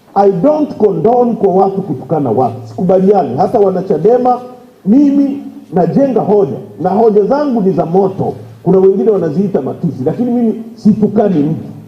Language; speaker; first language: Swahili; native; Swahili